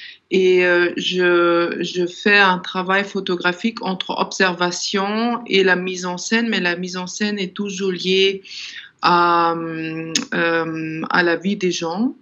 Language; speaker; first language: French; non-native, fluent; German